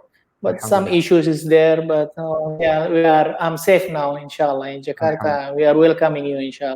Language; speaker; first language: English; non-native, learner; Indonesian